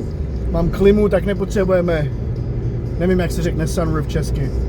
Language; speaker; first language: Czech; non-native, fluent; English